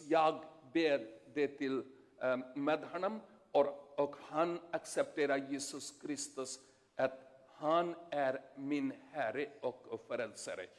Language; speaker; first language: Swedish; non-native, learner; Urdu